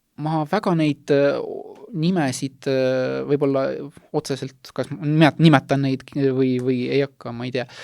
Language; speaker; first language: Estonian; non-native, local second language; Russian